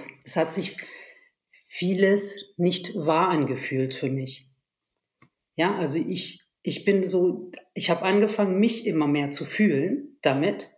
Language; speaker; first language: German; early bilingual, other home language; Turkish